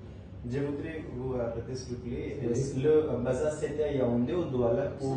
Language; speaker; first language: French; non-native, learner; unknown